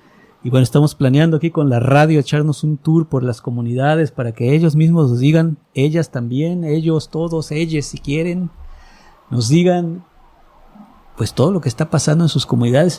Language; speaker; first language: Spanish; native; Spanish